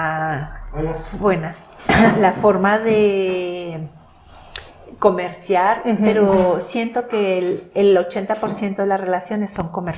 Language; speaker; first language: Spanish; non-native, local second language; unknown